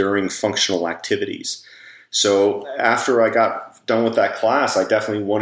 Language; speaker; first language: English; native; English